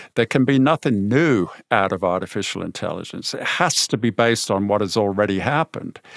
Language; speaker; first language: English; native; English